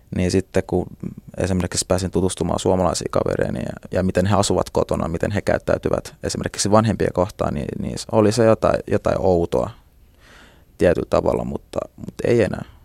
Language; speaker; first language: Finnish; early bilingual, other home language; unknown